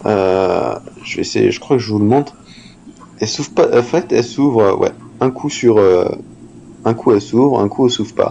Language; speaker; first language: French; native; French